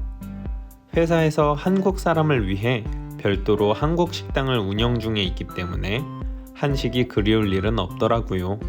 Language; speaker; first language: Korean; native; Korean